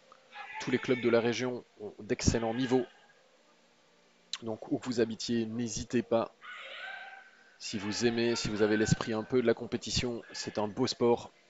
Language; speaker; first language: French; native; French